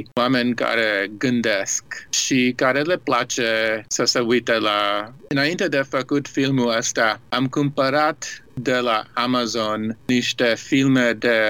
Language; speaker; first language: Romanian; early bilingual, heritage; Romanian